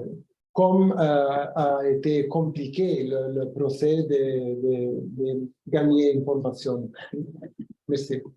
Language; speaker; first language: French; non-native, fluent; Italian